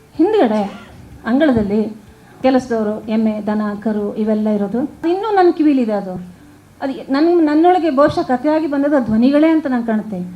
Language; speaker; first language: Kannada; native; Kannada